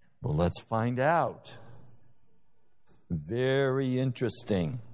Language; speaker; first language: English; native; English